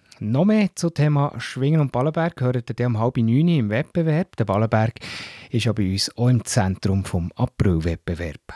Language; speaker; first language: German; native; German